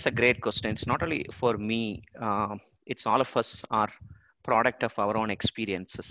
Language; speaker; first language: English; non-native, local second language; Malayalam